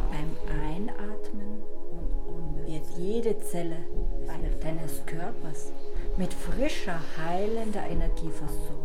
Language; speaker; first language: German; native; German